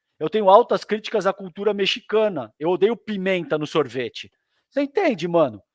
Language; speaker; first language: Portuguese; native; Portuguese